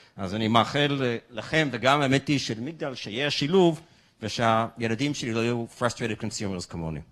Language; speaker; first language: Hebrew; non-native, fluent; English